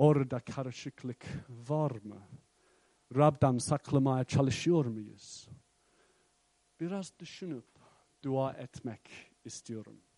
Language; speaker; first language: Turkish; non-native, fluent; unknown